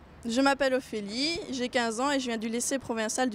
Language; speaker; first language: French; native; French